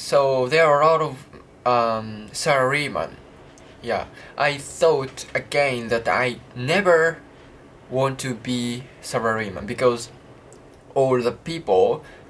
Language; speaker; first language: English; non-native, learner; Japanese